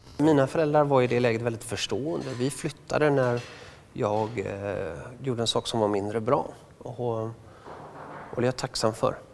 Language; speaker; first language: Swedish; early bilingual, other home language; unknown